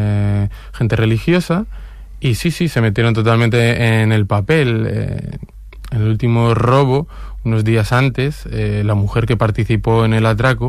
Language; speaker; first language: Spanish; native; Spanish